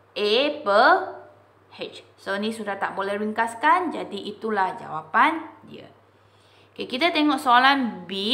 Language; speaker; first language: Malay; non-native, local second language; Chinese